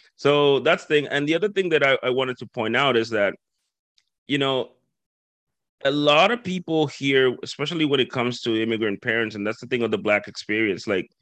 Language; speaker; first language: English; non-native, fluent; Spanish